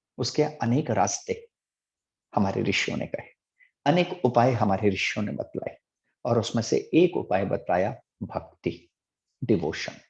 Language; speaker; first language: Hindi; native; Hindi